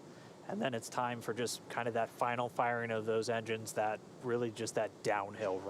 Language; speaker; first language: English; native; English